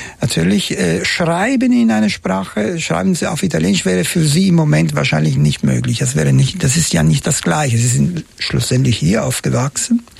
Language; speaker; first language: German; non-native, fluent; Italian